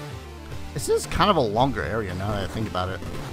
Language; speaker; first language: English; native; English